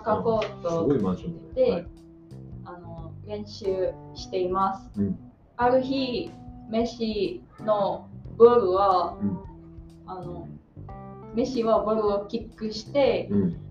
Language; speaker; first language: Japanese; non-native, learner; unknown